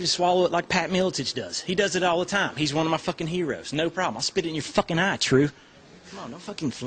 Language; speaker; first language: English; native; English